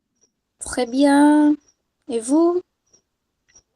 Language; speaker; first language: French; non-native, learner; Portuguese